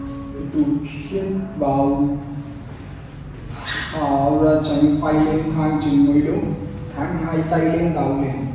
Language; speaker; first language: Vietnamese; non-native, learner; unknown